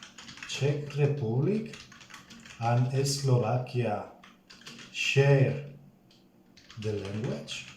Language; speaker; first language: English; non-native, learner; Spanish